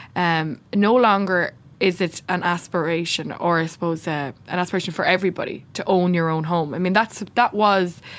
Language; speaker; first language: English; native; English